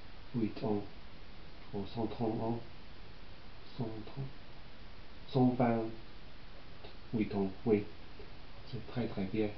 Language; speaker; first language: French; non-native, learner; English